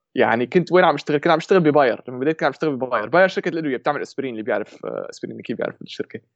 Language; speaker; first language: Arabic; native; Arabic